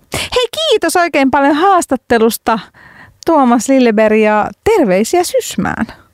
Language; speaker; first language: Finnish; native; Finnish